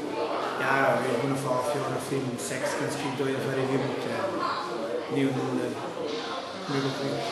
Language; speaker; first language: Icelandic; non-native, learner; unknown